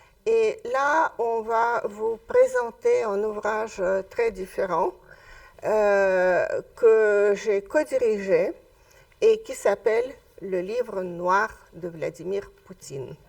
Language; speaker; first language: French; non-native, fluent; Russian